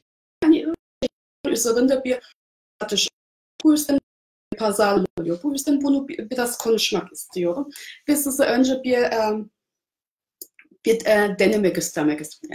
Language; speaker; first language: Turkish; non-native, fluent; German